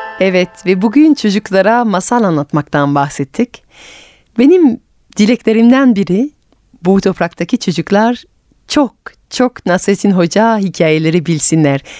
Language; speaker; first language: Turkish; non-native, fluent; French